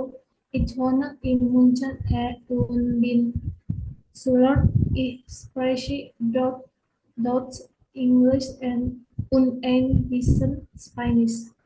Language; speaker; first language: German; non-native, learner; Indonesian